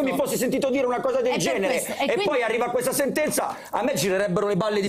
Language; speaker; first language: Italian; native; Italian